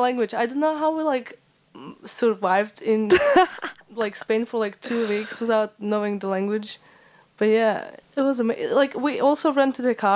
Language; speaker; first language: English; non-native, fluent; Uzbek